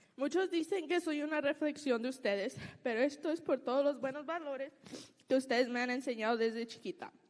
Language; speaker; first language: Spanish; early bilingual, heritage; Spanish